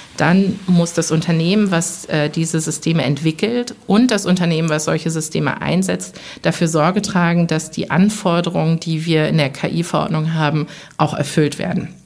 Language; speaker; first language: German; early bilingual, other home language; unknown